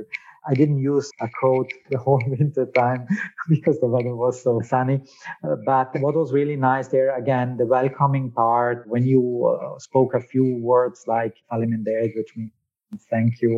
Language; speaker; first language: English; non-native, fluent; German